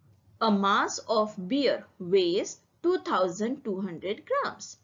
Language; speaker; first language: English; non-native, fluent; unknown